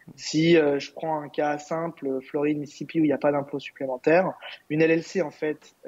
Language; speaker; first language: French; native; French